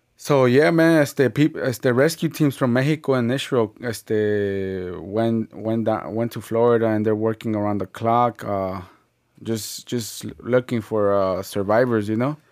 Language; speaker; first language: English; early bilingual, other home language; Spanish